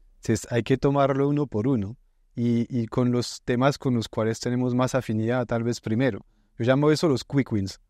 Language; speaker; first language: Spanish; non-native, fluent; French